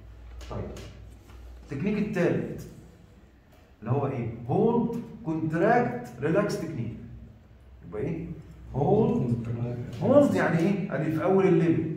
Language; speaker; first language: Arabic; native; Arabic